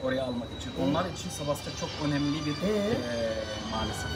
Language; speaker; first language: Turkish; non-native, learner; Arabic